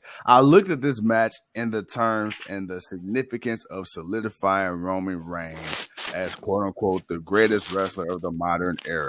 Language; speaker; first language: English; native; English